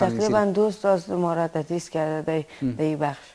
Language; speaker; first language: Persian; native; Persian